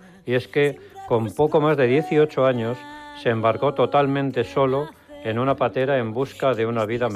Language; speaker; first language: Spanish; native; Spanish